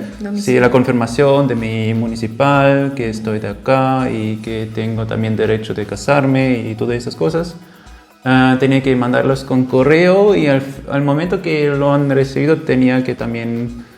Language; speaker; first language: Spanish; non-native, fluent; German